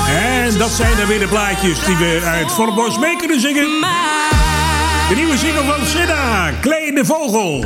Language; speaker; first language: Dutch; native; Dutch